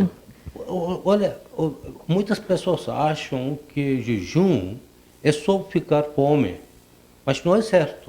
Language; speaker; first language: Portuguese; non-native, fluent; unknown